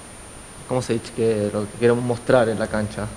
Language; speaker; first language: Italian; non-native, learner; Spanish